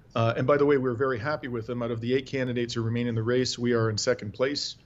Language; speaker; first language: English; native; English